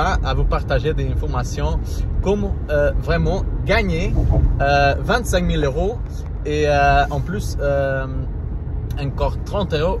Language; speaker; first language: French; non-native, learner; Portuguese